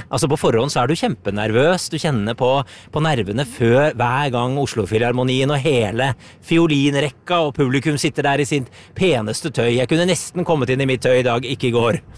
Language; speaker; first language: Norwegian; native; Norwegian